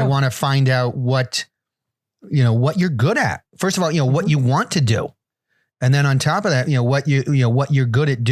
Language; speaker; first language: English; native; English